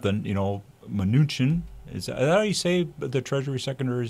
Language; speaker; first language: English; native; English